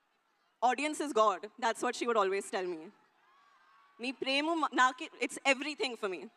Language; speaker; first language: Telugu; non-native, learner; Hindi